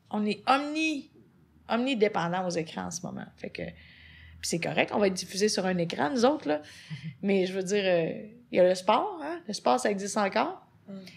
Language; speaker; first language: French; native; French